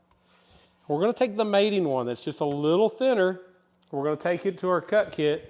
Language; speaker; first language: English; native; English